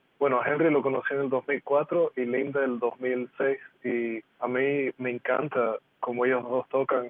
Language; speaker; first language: Spanish; early bilingual, heritage; Spanish